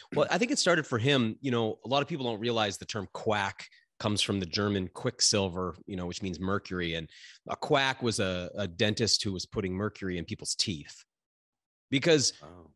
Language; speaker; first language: English; native; English